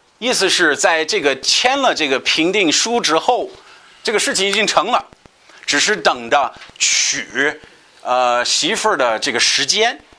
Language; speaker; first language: Chinese; non-native, fluent; English